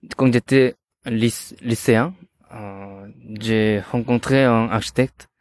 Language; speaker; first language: French; non-native, learner; Korean